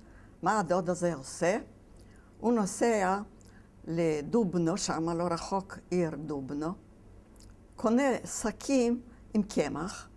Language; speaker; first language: Hebrew; non-native, fluent; Yiddish